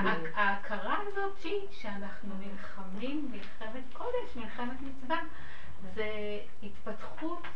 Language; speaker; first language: Hebrew; non-native, fluent; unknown